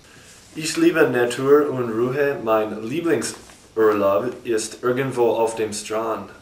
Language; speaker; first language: German; non-native, learner; English